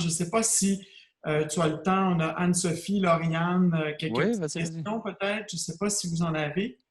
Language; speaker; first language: French; native; French